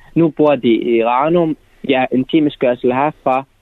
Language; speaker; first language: Danish; non-native, fluent; Arabic